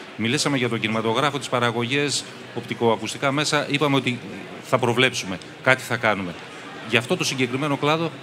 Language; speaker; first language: Greek; native; Greek